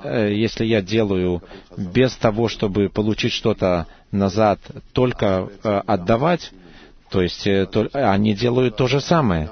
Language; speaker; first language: Russian; non-native, fluent; Hebrew